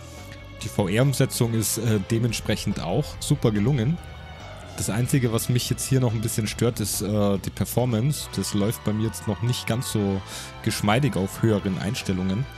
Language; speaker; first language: German; native; German